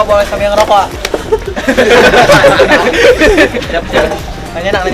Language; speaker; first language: Indonesian; native; Indonesian